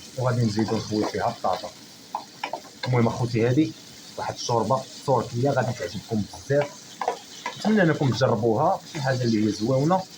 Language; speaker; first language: Arabic; native; Arabic